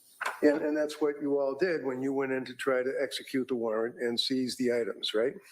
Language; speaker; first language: English; native; English